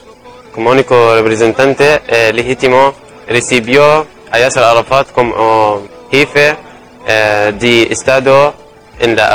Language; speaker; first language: Spanish; non-native, learner; Arabic